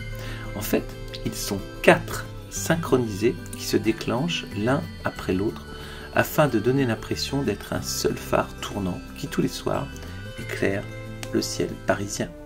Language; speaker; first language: French; native; French